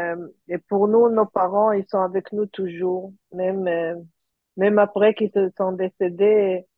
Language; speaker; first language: French; early bilingual, heritage; French